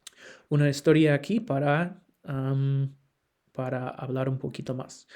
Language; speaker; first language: Spanish; non-native, fluent; English